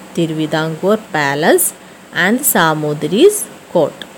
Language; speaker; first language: English; non-native, local second language; Malayalam